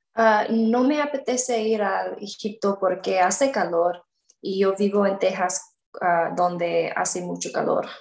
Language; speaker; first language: Spanish; non-native, learner; English